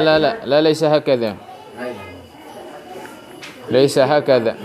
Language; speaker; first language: Arabic; non-native, fluent; Indonesian